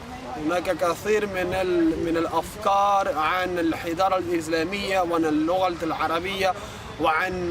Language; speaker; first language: Arabic; non-native, fluent; Spanish